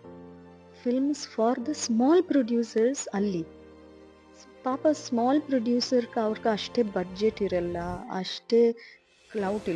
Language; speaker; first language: Kannada; non-native, learner; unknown